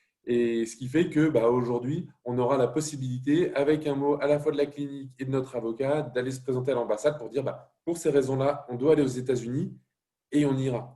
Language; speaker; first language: French; native; French